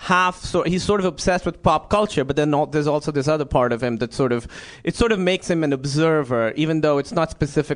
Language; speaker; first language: English; non-native, local second language; Urdu